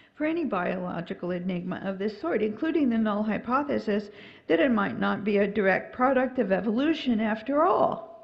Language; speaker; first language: English; native; English